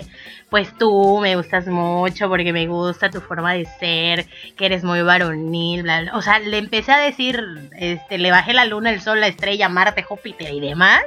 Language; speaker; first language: Spanish; native; Spanish